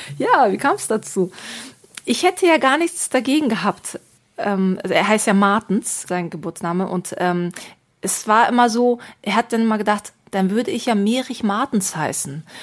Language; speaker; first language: German; early bilingual, other home language; Turkish